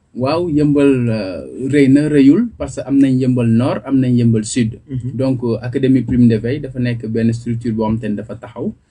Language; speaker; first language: Wolof; native; Wolof